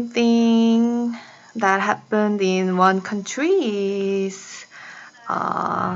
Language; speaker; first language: English; non-native, learner; Korean